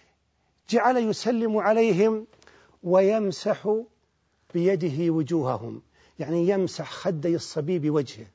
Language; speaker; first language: Arabic; native; Arabic